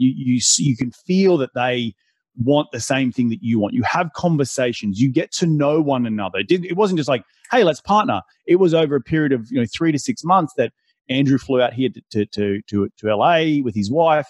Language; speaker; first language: English; native; English